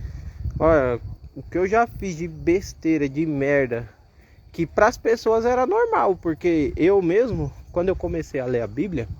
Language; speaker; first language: Portuguese; native; Portuguese